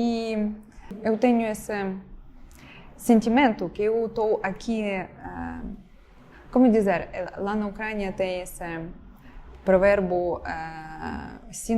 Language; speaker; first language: Portuguese; non-native, fluent; Ukrainian